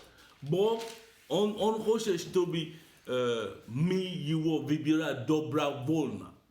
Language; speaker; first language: Russian; non-native, learner; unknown